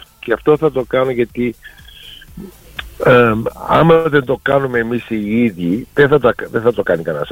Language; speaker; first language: Greek; early bilingual, heritage; Greek